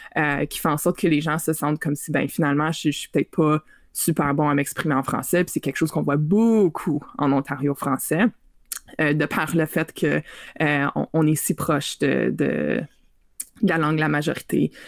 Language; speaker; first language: French; native; French